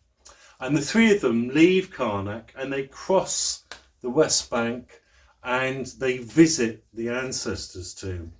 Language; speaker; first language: English; native; English